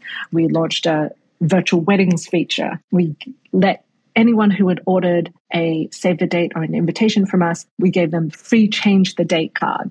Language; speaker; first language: English; native; English